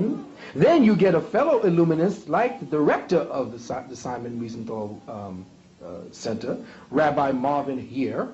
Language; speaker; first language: English; native; English